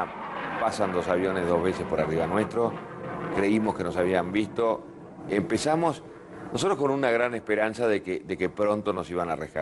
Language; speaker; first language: Spanish; native; Spanish